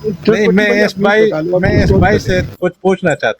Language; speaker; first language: Hindi; non-native, fluent; Bangla